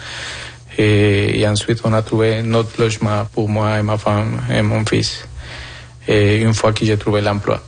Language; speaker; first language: French; non-native, fluent; Spanish